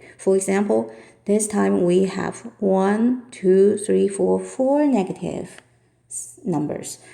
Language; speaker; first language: English; non-native, fluent; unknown